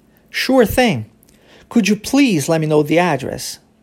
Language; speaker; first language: English; early bilingual, other home language; Portuguese